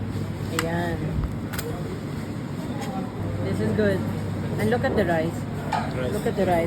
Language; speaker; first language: English; non-native, local second language; Filipino